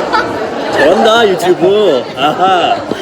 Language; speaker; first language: Korean; non-native, learner; English